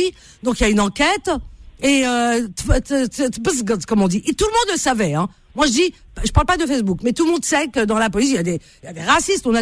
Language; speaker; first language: French; native; French